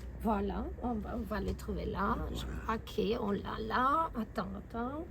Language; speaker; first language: French; non-native, fluent; Spanish